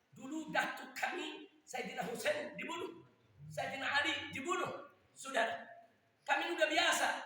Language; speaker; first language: Indonesian; native; Indonesian